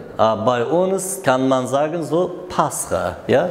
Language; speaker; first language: German; non-native, learner; Uzbek